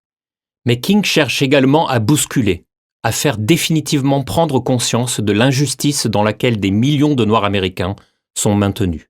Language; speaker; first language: French; native; French